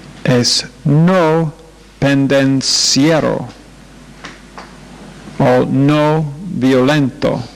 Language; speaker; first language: Spanish; non-native, fluent; English